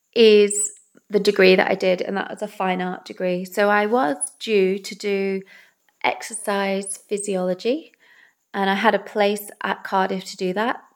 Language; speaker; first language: English; native; English